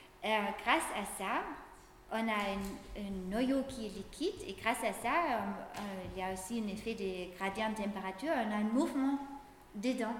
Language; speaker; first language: French; non-native, fluent; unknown